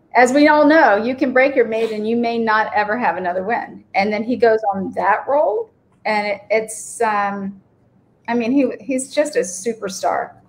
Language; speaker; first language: English; native; English